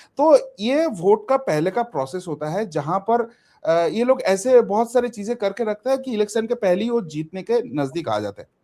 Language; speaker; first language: Hindi; non-native, local second language; Bangla